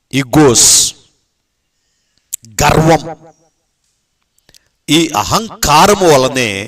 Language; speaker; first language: Telugu; native; Telugu